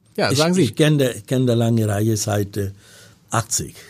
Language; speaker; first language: German; non-native, learner; Punjabi